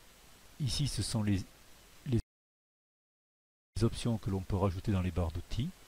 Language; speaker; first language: French; native; French